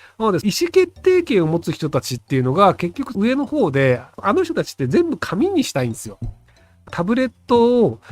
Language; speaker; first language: Japanese; native; Japanese